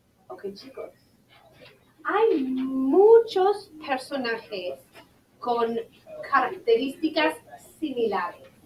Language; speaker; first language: Spanish; non-native, fluent; English